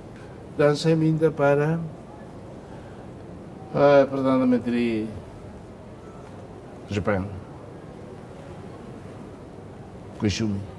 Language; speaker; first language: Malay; non-native, fluent; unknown